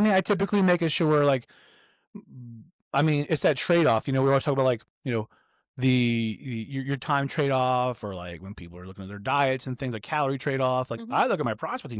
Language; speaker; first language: English; native; English